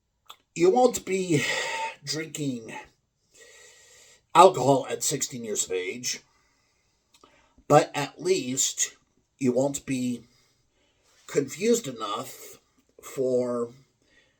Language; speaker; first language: English; native; English